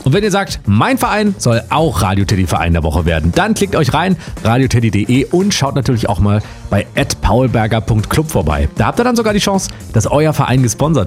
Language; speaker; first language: German; native; German